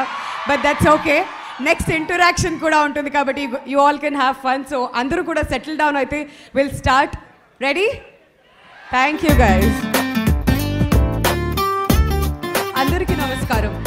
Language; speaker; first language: Telugu; native; Telugu